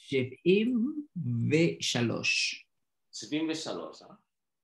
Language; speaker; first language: Hebrew; non-native, learner; Indonesian